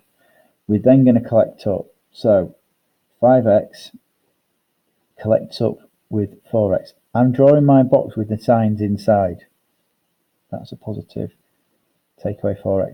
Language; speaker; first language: English; native; English